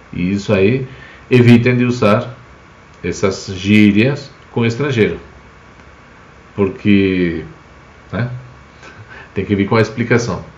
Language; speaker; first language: Portuguese; non-native, fluent; Spanish